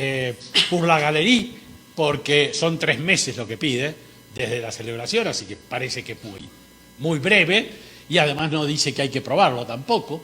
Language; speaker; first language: Spanish; native; Spanish